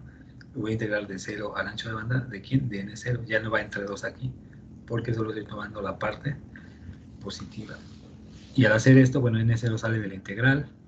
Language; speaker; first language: Spanish; native; Spanish